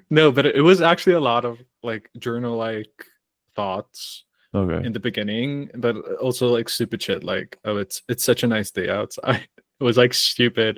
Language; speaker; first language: English; non-native, fluent; Croatian